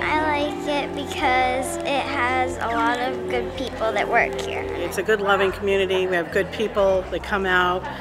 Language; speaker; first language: English; native; English